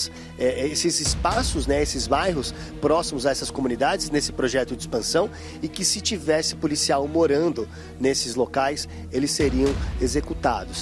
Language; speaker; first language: Portuguese; native; Portuguese